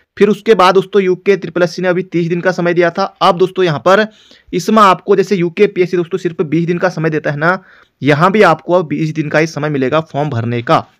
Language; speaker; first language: Hindi; native; Hindi